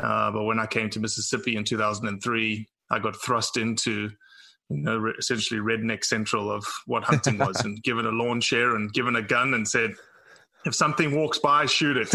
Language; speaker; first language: English; native; English